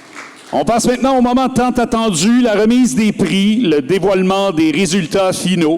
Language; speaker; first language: French; native; French